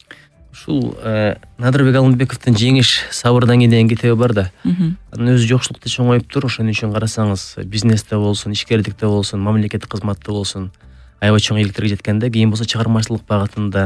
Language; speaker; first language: Kyrgyz; native; Kyrgyz